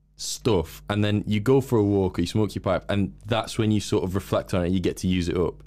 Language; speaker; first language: English; native; English